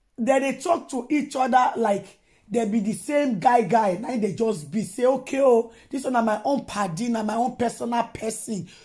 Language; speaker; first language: Nigerian Pidgin; non-native, local second language; Yoruba